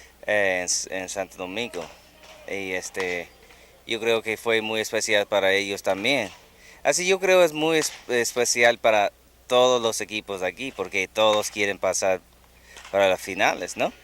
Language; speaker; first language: Spanish; non-native, fluent; English